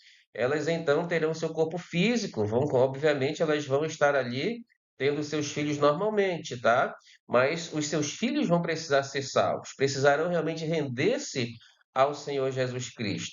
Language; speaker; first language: Portuguese; native; Portuguese